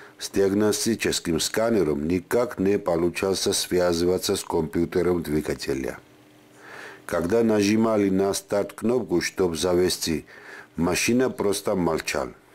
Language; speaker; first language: Russian; non-native, fluent; Georgian